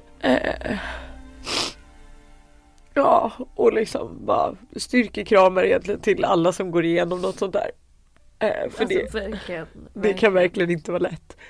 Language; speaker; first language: Swedish; native; Swedish